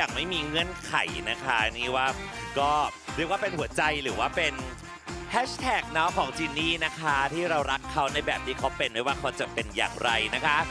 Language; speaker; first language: Thai; native; Thai